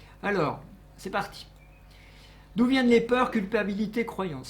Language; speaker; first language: French; native; French